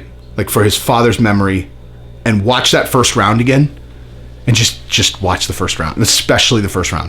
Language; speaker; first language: English; native; English